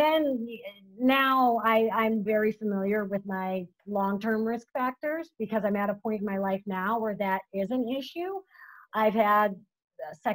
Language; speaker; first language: English; native; English